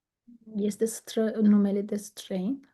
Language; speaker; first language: Romanian; non-native, learner; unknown